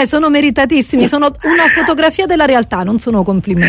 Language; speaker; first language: Italian; native; Italian